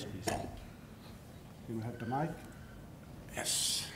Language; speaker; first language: English; non-native, fluent; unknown